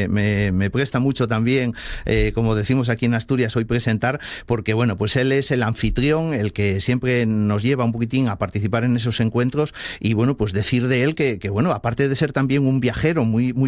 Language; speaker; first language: Spanish; native; Spanish